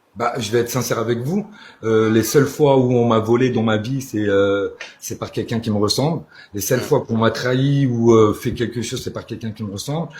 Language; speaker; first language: French; early bilingual, other home language; Arabic